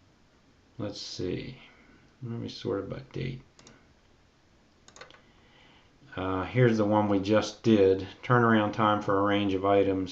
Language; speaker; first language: English; native; English